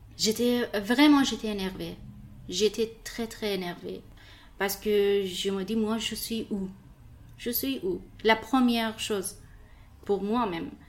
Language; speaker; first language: French; non-native, learner; Persian